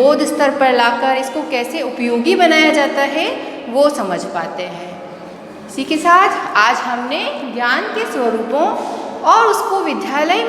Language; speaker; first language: Hindi; native; Hindi